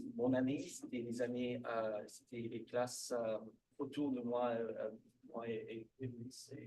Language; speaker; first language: French; non-native, fluent; English